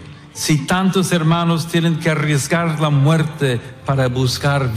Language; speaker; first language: Spanish; non-native, fluent; English